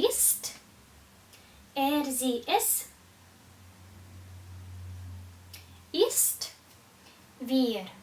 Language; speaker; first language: German; non-native, fluent; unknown